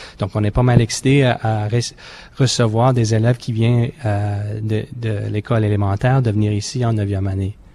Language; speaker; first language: French; native; French